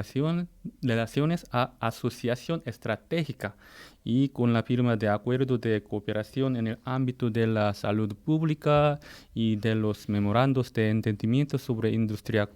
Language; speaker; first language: Spanish; non-native, fluent; Korean